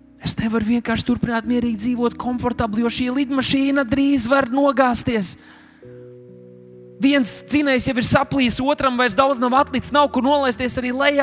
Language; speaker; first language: Latvian; native; Latvian